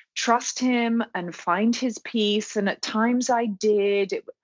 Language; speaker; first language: English; native; English